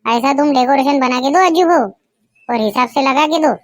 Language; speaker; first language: Hindi; non-native, local second language; Marathi